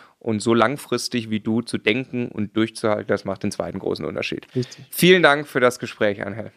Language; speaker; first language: German; native; German